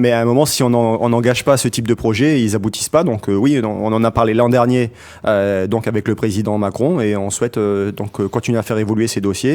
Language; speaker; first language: French; native; French